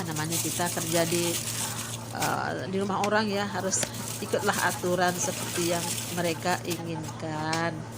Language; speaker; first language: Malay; non-native, local second language; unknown